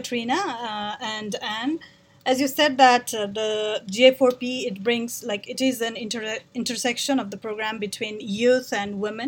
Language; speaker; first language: English; non-native, local second language; Nepali